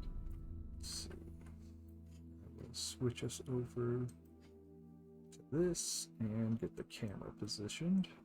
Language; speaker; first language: English; native; English